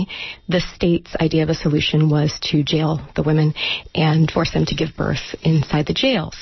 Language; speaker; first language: English; native; English